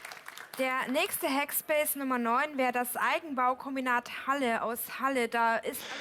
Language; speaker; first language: German; native; German